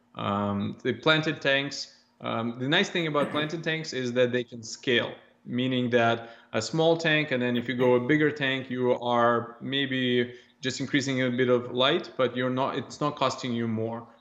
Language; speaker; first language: English; non-native, fluent; Russian